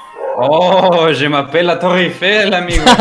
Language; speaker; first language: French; non-native, learner; Spanish